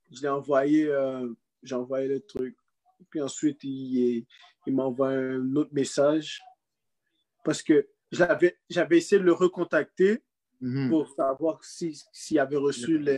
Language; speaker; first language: French; native; French